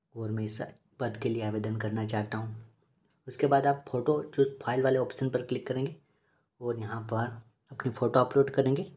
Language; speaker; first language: Hindi; native; Hindi